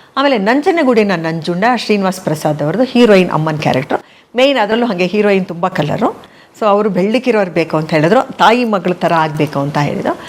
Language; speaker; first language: Kannada; native; Kannada